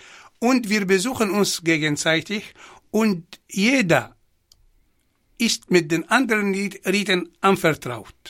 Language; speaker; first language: German; non-native, fluent; Arabic